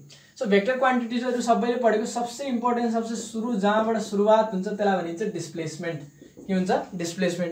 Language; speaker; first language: Nepali; native; Nepali